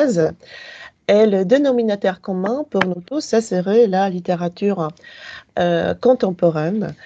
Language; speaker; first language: French; non-native, fluent; Polish